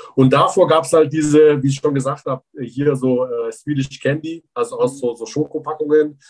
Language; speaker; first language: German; early bilingual, other home language; Persian